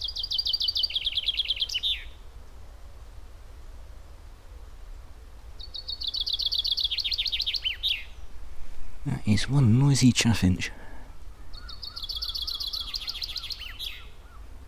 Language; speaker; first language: English; native; English